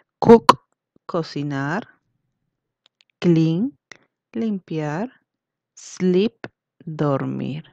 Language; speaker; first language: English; non-native, fluent; Spanish